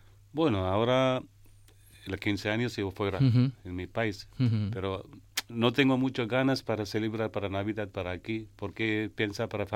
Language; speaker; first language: Spanish; non-native, learner; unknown